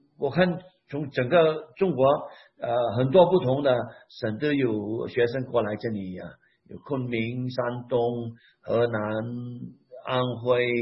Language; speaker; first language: Chinese; non-native, local second language; Hakka Chinese